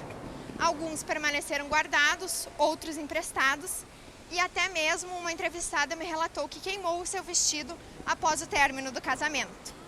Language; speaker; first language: Portuguese; native; Portuguese